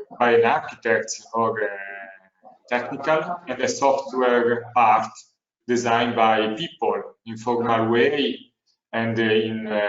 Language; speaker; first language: English; non-native, learner; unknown